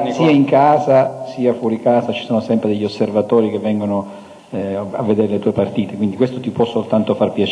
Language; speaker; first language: Italian; native; Italian